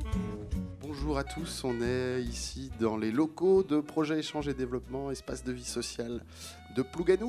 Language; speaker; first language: French; native; French